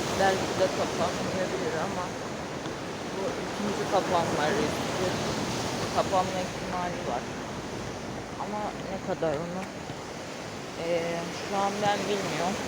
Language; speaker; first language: Turkish; non-native, fluent; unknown